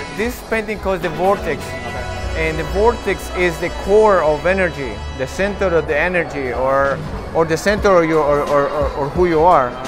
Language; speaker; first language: English; non-native, fluent; Spanish